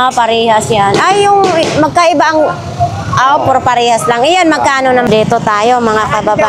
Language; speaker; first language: Filipino; native; Filipino